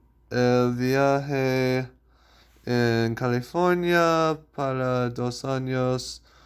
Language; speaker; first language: Spanish; non-native, learner; English